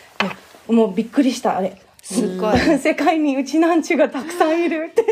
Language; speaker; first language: Japanese; early bilingual, heritage; English